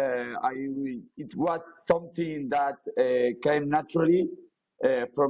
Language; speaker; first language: English; non-native, learner; Spanish